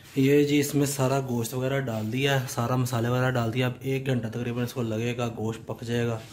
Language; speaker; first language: Urdu; non-native, local second language; Punjabi